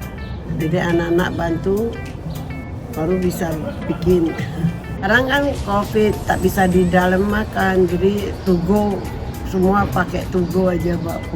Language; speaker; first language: Indonesian; non-native, local second language; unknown